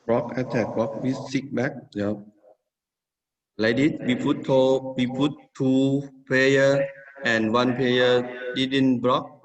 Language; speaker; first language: English; non-native, learner; Thai